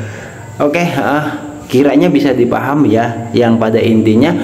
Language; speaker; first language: Indonesian; native; Indonesian